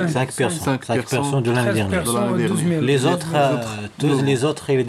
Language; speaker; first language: French; non-native, learner; Arabic